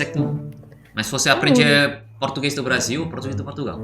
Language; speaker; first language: Portuguese; non-native, fluent; Indonesian